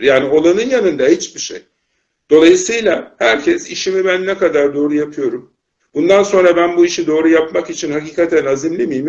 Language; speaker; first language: Turkish; native; Turkish